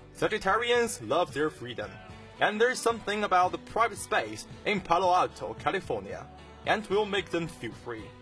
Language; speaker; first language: English; non-native, learner; Chinese